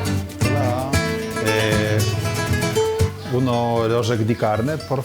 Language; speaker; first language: Spanish; non-native, learner; Polish